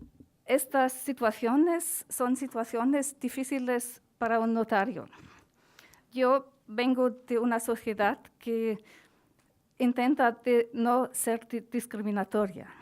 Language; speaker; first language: Spanish; non-native, fluent; German